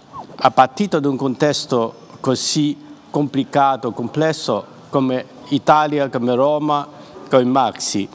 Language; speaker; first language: Italian; non-native, fluent; Chinese